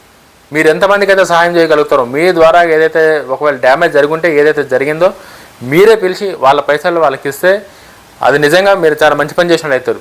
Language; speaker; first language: Telugu; native; Telugu